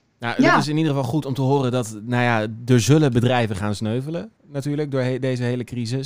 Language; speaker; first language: Dutch; native; Dutch